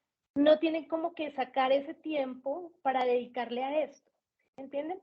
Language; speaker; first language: Spanish; native; Spanish